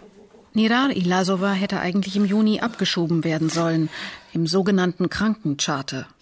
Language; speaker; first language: German; native; German